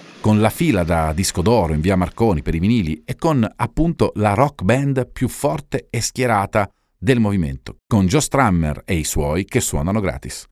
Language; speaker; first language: Italian; native; Italian